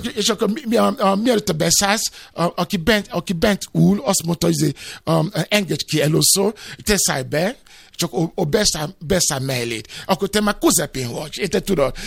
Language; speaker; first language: Hungarian; non-native, learner; Yoruba